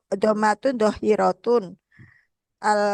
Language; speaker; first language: Arabic; non-native, learner; Indonesian